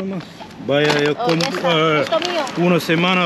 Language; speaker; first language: Spanish; non-native, learner; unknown